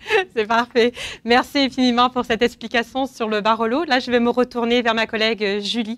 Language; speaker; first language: French; native; French